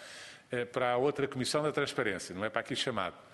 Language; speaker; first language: Portuguese; native; Portuguese